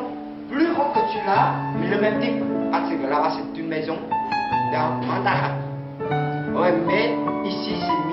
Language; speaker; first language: French; non-native, learner; Vietnamese